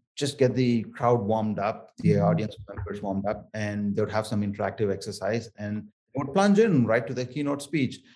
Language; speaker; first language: English; non-native, local second language; Tamil